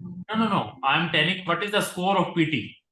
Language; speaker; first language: English; non-native, local second language; Hindi